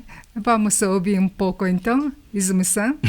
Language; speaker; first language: Portuguese; non-native, learner; Japanese